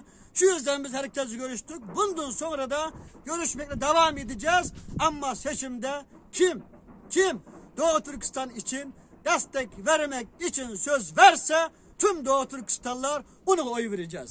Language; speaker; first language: Turkish; non-native, learner; Uyghur